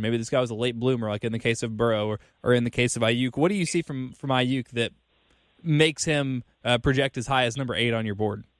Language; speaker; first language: English; native; English